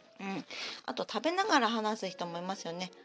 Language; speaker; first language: Japanese; native; Japanese